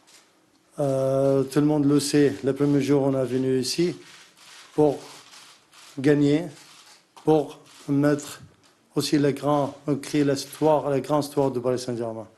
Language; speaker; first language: French; non-native, learner; Arabic